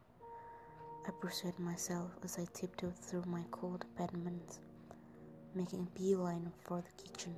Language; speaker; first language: English; non-native, learner; Indonesian